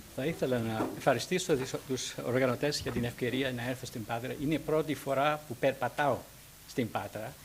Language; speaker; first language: Greek; non-native, fluent; English